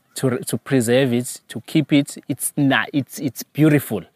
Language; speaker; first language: English; non-native, local second language; Zulu